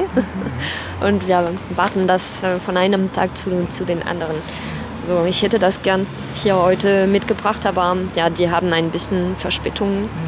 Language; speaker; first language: German; non-native, fluent; French